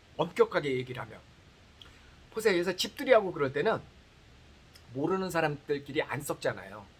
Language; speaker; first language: Korean; native; Korean